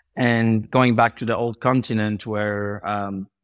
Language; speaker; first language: English; non-native, fluent; Bulgarian